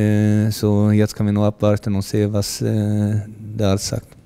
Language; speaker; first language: German; non-native, fluent; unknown